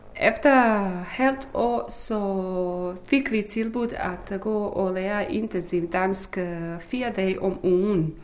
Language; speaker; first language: Danish; non-native, fluent; Bosnian